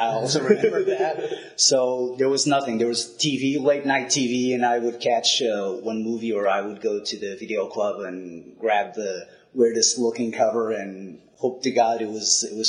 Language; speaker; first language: English; non-native, fluent; Portuguese